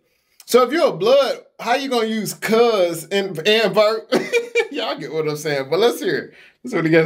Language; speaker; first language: English; native; English